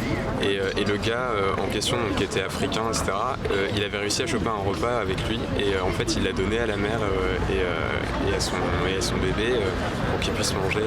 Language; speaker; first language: French; native; French